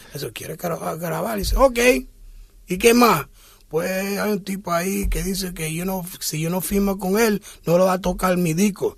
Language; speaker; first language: Spanish; early bilingual, heritage; English